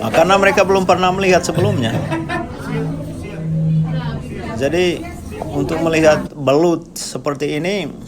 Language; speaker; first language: Indonesian; non-native, local second language; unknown